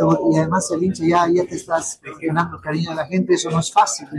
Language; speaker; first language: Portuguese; non-native, learner; Spanish